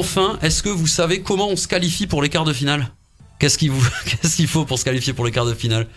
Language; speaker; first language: French; native; French